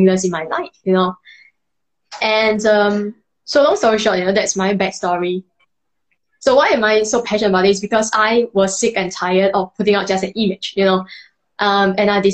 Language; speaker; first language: English; non-native, local second language; Chinese